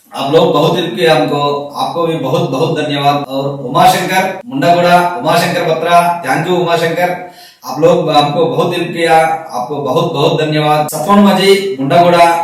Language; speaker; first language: Hindi; non-native, local second language; Telugu